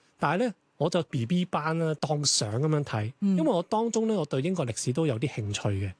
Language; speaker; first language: Cantonese; native; Cantonese